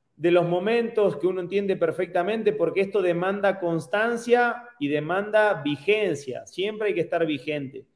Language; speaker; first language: Spanish; native; Spanish